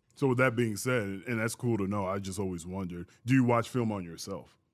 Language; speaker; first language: English; early bilingual, other home language; Yoruba